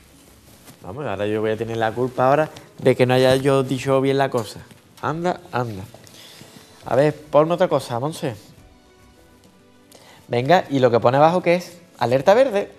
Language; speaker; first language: Spanish; native; Spanish